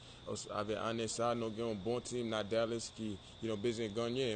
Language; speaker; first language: Haitian Creole; early bilingual, heritage; English